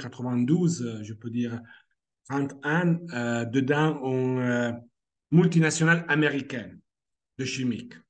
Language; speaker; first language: French; non-native, fluent; Italian